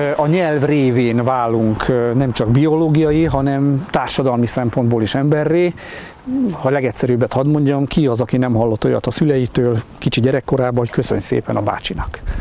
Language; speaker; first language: Hungarian; native; Hungarian